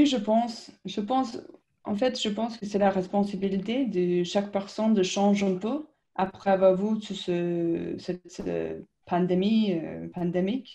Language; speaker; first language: French; non-native, fluent; English